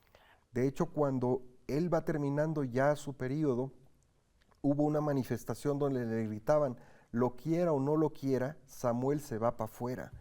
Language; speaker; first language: Spanish; native; Spanish